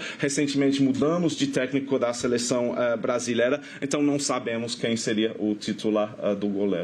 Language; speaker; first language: Portuguese; non-native, fluent; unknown